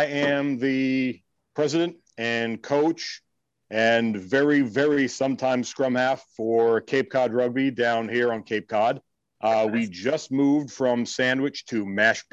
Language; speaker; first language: English; native; English